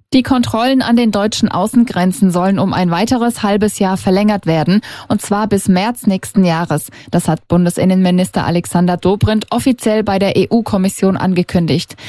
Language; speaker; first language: German; native; German